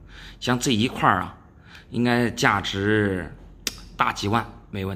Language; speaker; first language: Chinese; native; Chinese